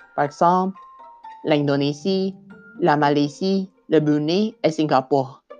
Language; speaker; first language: French; non-native, learner; Indonesian